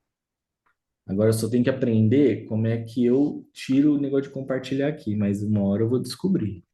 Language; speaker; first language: Portuguese; native; Portuguese